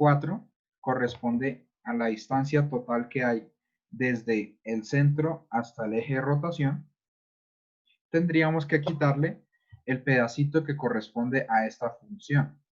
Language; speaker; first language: Spanish; native; Spanish